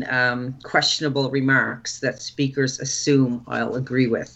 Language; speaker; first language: English; native; English